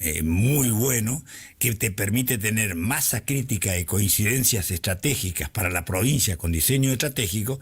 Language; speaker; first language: Spanish; native; Spanish